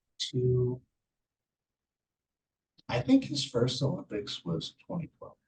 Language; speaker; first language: English; native; English